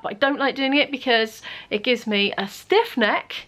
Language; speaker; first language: English; native; English